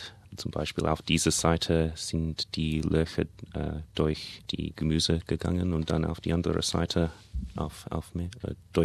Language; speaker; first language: German; non-native, learner; English